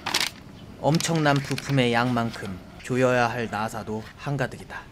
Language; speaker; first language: Korean; native; Korean